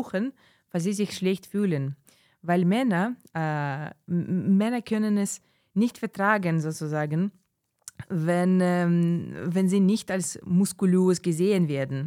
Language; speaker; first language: German; non-native, fluent; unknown